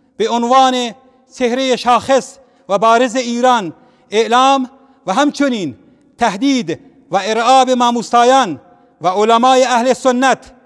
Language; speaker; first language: Persian; non-native, local second language; Central Kurdish